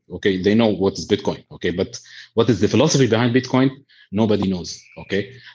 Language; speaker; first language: English; non-native, fluent; Arabic